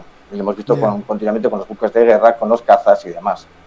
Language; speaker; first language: Spanish; native; Spanish